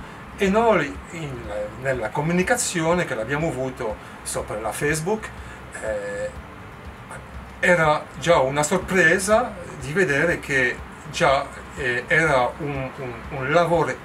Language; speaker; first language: Italian; non-native, learner; French